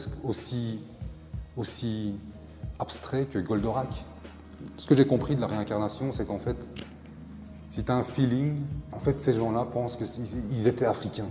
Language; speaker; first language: French; native; French